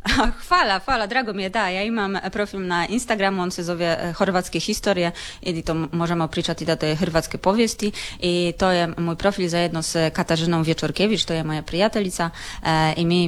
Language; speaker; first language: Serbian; non-native, learner; Polish